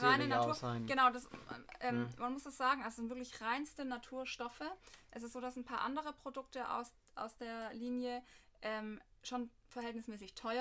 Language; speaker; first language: German; native; German